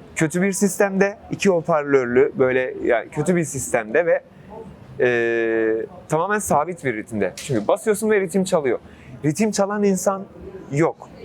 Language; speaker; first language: Turkish; non-native, local second language; Kurdish